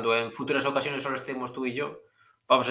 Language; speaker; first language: Spanish; native; Spanish